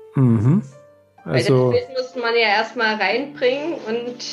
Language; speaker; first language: German; native; German